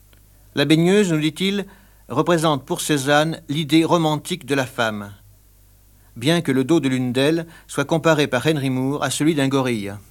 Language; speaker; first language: French; native; French